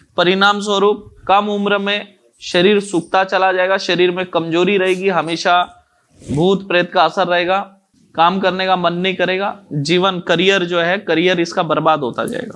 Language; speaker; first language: Hindi; native; Hindi